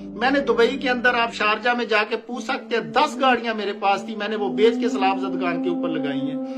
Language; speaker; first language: Urdu; non-native, local second language; Punjabi